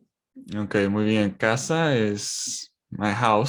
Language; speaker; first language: Spanish; non-native, learner; English